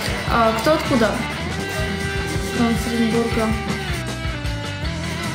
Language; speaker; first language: Russian; native; Russian